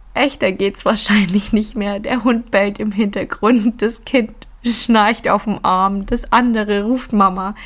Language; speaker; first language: German; early bilingual, other home language; Filipino